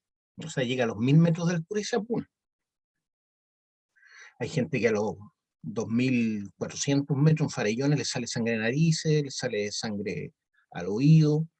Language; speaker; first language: Spanish; native; Spanish